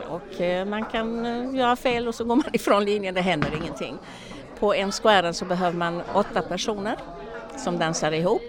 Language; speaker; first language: Swedish; native; Swedish